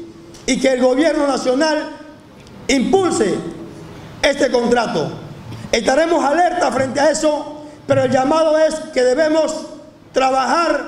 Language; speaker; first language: Spanish; native; Spanish